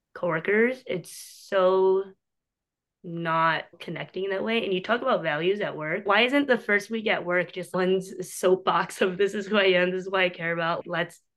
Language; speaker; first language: English; native; English